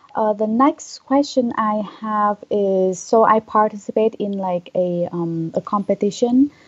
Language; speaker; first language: English; non-native, fluent; Vietnamese